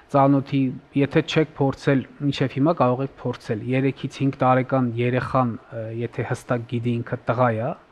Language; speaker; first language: Armenian; native; Armenian